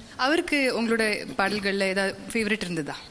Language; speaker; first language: Tamil; native; Tamil